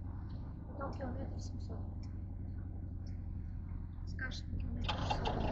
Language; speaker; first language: French; non-native, learner; Russian